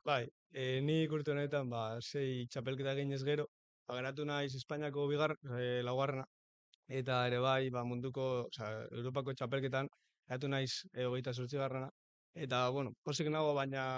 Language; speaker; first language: Basque; non-native, local second language; Spanish